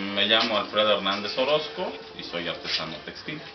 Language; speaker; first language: Spanish; native; Spanish